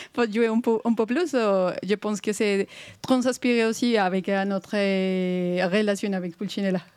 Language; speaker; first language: French; non-native, fluent; Spanish